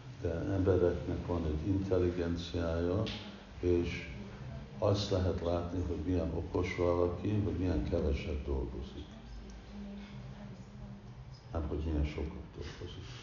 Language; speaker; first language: Hungarian; early bilingual, heritage; Hungarian